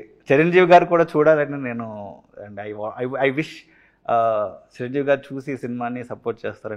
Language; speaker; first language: Telugu; native; Telugu